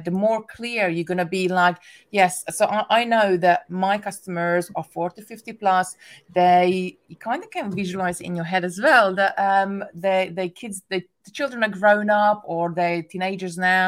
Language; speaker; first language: English; non-native, fluent; Hungarian